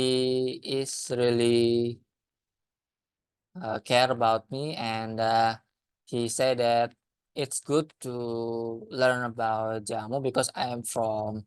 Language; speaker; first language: English; non-native, learner; Indonesian